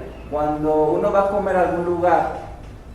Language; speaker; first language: Spanish; native; Spanish